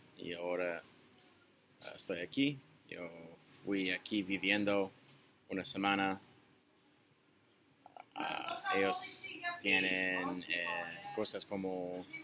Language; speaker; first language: Spanish; non-native, learner; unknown